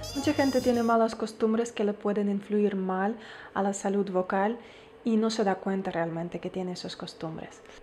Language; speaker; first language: Spanish; non-native, fluent; Ukrainian